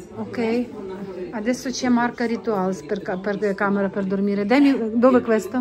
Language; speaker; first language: Italian; non-native, learner; Russian